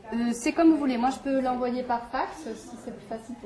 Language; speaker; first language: French; native; French